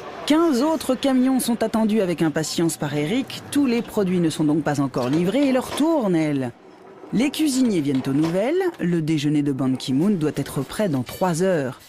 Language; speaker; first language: French; native; French